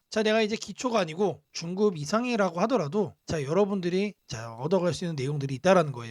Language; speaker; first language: Korean; native; Korean